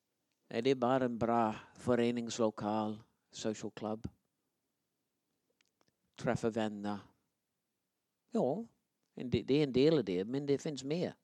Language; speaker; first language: Swedish; non-native, fluent; English